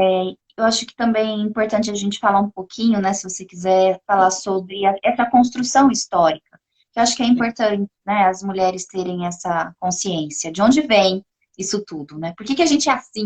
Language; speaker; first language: Portuguese; native; Portuguese